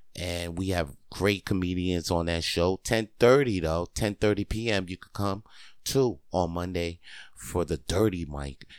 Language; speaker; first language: English; native; English